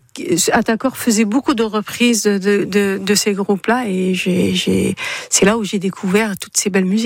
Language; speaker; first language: French; non-native, local second language; Arabic